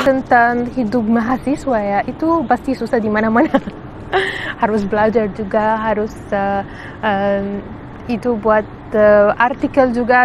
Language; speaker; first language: Indonesian; non-native, fluent; Arabic